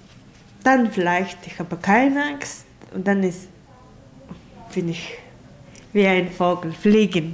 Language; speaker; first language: German; non-native, learner; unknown